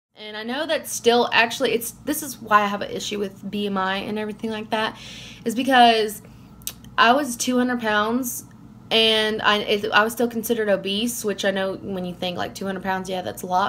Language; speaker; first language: English; native; English